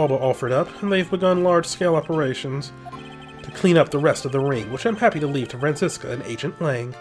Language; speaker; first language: English; native; English